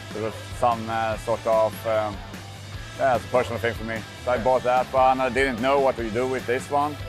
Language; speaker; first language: English; non-native, fluent; Swedish